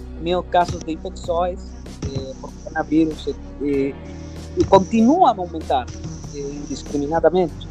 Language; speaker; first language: Portuguese; non-native, fluent; Spanish